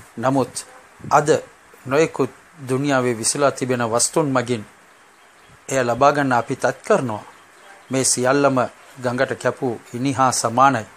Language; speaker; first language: Sinhala; non-native, local second language; Tamil